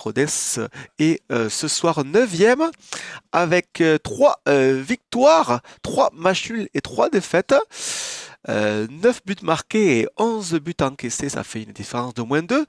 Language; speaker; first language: French; native; French